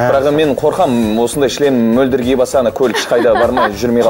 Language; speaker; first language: Kazakh; native; Kazakh